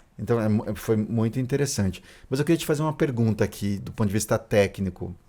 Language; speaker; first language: Portuguese; native; Portuguese